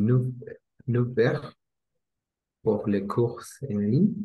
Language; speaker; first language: French; non-native, learner; Spanish